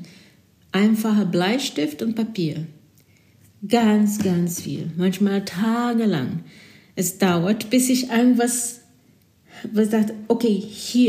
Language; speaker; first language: German; non-native, fluent; Portuguese